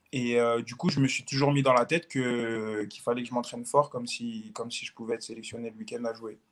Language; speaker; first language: French; native; French